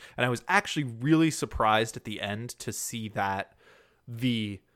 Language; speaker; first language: English; early bilingual, other home language; German